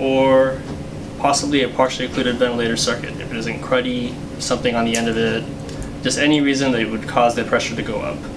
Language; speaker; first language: English; native; English